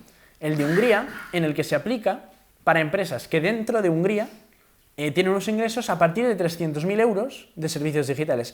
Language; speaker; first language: Spanish; native; Spanish